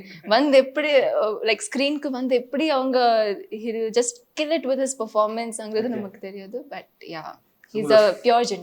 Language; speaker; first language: Tamil; non-native, fluent; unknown